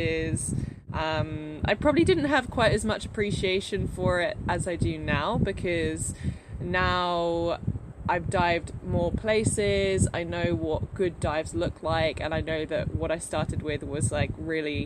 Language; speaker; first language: English; native; English